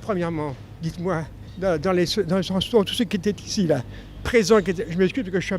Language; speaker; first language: French; native; French